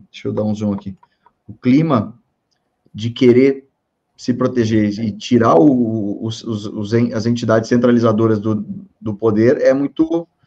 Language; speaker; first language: Portuguese; native; Portuguese